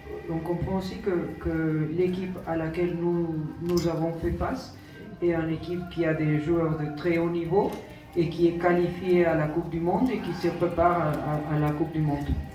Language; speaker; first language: French; non-native, fluent; Spanish